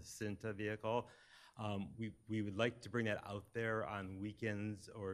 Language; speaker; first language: English; native; English